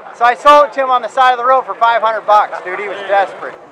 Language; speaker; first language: English; non-native, fluent; German